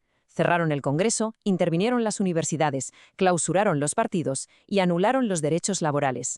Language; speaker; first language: Spanish; native; Spanish